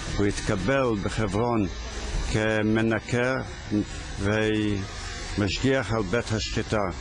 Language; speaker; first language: Hebrew; early bilingual, other home language; Yiddish